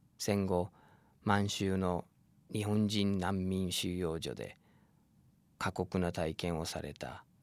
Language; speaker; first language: Japanese; non-native, fluent; English